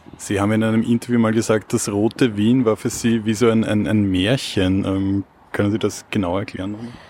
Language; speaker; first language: German; native; German